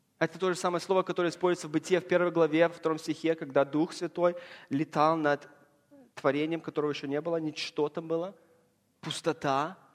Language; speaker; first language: Russian; early bilingual, heritage; Russian